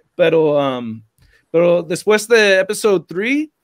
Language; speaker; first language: Spanish; non-native, learner; English